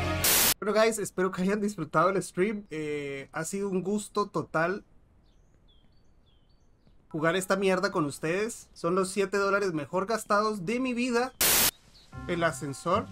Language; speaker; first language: Spanish; native; Spanish